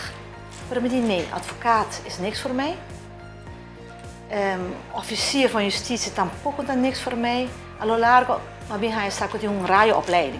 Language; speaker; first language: Dutch; non-native, local second language; Papiamento